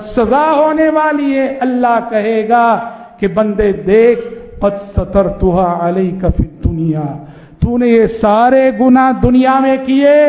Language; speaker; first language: Urdu; native; Urdu